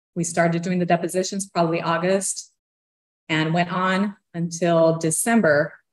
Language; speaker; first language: English; early bilingual, other home language; Portuguese